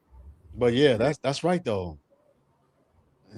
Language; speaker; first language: English; native; English